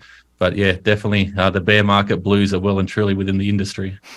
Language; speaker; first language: English; native; English